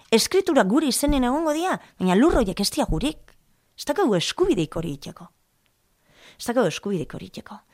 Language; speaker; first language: Basque; non-native, local second language; Spanish